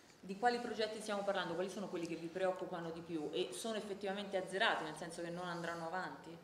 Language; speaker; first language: Italian; native; Italian